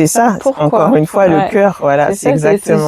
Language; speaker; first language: French; native; French